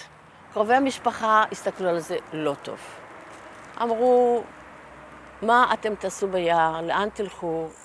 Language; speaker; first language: Hebrew; early bilingual, other home language; Yiddish